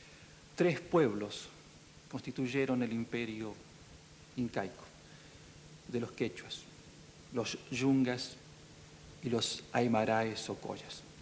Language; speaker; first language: Spanish; native; Spanish